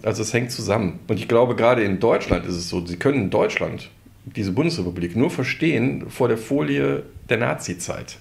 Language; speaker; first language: German; native; German